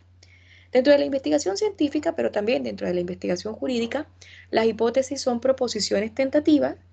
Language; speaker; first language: Spanish; native; Spanish